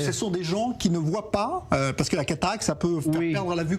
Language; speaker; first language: French; native; French